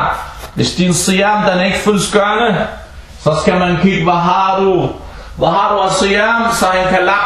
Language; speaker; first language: Danish; early bilingual, other home language; Arabic